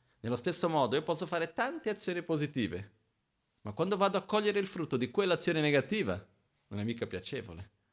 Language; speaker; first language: Italian; non-native, fluent; Portuguese